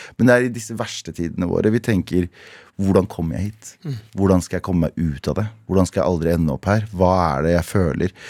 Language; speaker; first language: Norwegian; early bilingual, other home language; Kurdish